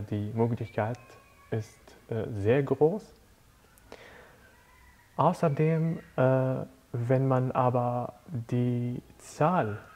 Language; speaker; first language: German; non-native, learner; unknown